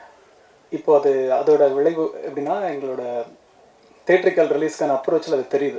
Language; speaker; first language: Tamil; native; Tamil